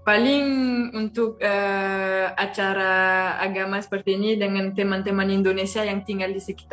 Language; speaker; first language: Indonesian; non-native, fluent; French